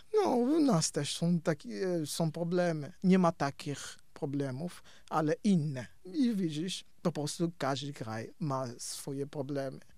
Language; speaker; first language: Polish; non-native, fluent; Kongo